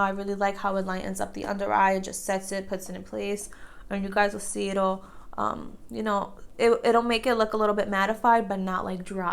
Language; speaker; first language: English; native; English